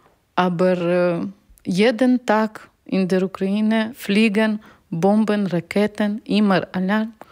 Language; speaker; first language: German; non-native, learner; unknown